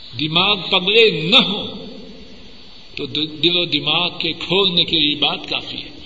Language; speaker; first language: Urdu; non-native, local second language; Punjabi